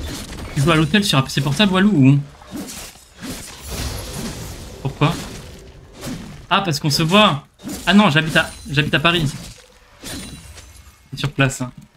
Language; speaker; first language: French; native; French